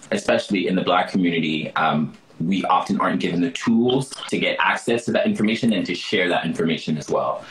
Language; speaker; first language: English; early bilingual, other home language; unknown